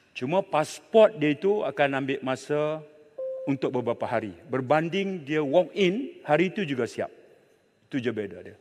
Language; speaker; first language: Malay; native; Malay